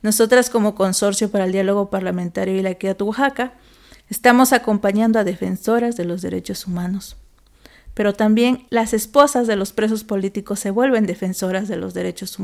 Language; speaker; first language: Spanish; native; Spanish